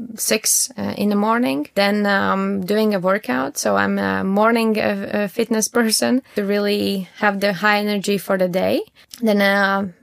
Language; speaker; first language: English; non-native, fluent; Latvian